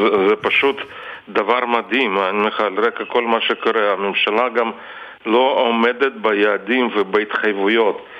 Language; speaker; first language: Hebrew; non-native, fluent; Russian